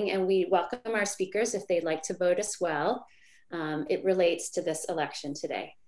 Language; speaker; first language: English; native; English